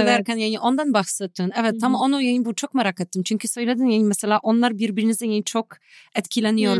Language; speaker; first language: Turkish; non-native, fluent; Polish